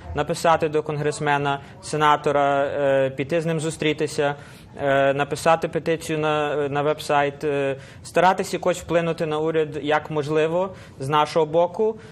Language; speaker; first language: Ukrainian; native; Ukrainian